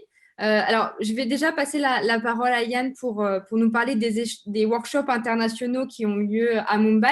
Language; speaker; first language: French; native; French